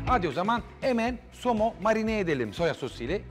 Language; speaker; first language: Turkish; non-native, learner; Italian